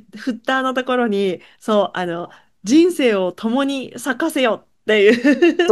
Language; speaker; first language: Japanese; native; Japanese